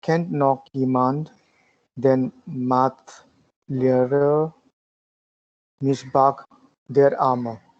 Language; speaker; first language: German; non-native, learner; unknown